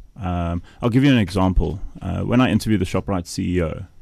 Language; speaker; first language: English; native; English